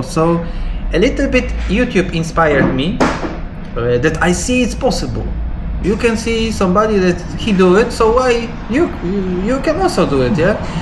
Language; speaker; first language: English; non-native, learner; Polish